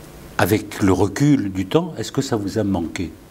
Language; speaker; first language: French; native; French